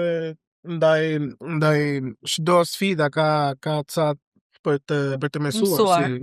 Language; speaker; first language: Albanian; non-native, learner; Spanish